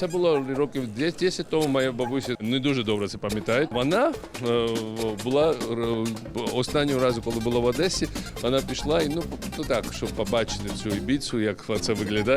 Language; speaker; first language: Ukrainian; non-native, learner; Georgian